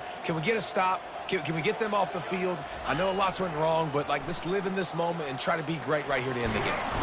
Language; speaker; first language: English; native; English